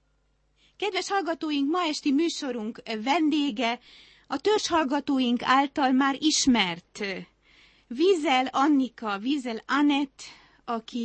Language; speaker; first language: Hungarian; native; Hungarian